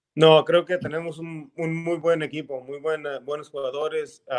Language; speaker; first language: Spanish; native; Spanish